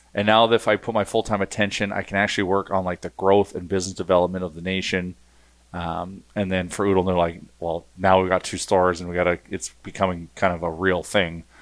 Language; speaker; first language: English; native; English